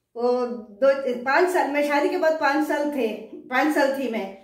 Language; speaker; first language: Hindi; non-native, local second language; Kannada